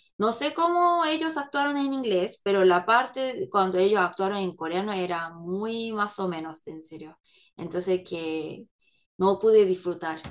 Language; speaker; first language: Spanish; non-native, fluent; Korean